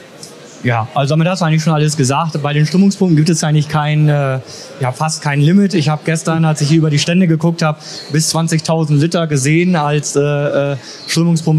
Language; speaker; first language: German; native; German